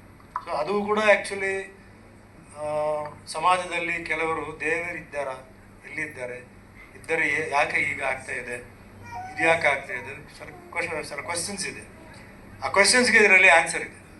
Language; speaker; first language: Kannada; non-native, fluent; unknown